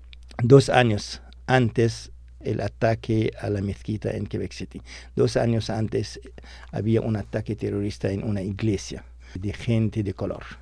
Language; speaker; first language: Spanish; non-native, fluent; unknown